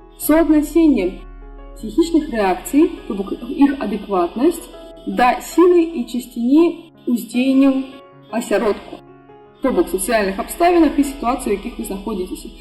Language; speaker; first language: Belarusian; non-native, local second language; Russian